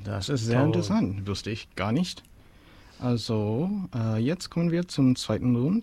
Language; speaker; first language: German; non-native, learner; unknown